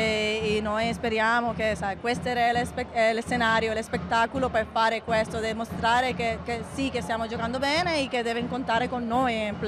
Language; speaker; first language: Italian; non-native, learner; Spanish